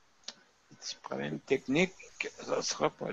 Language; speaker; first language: French; native; French